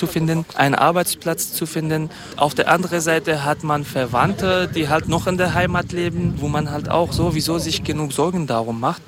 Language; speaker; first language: German; non-native, fluent; Kurdish